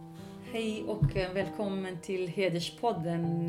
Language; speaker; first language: Swedish; non-native, local second language; Kurdish